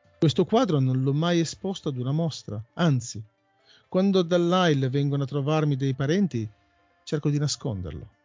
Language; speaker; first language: Italian; native; Italian